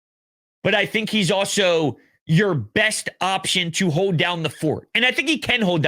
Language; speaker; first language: English; native; English